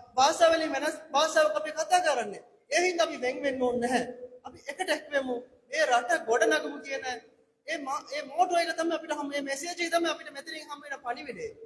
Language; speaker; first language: Sinhala; non-native, local second language; Tamil